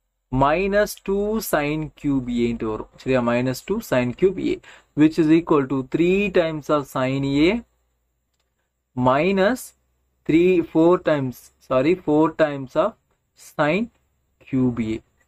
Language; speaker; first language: English; non-native, local second language; Tamil